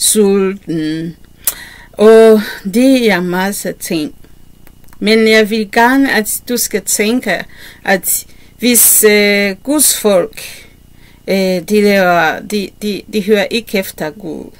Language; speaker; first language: Danish; non-native, learner; Kinyarwanda